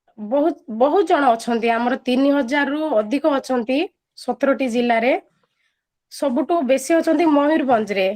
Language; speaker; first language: Odia; non-native, local second language; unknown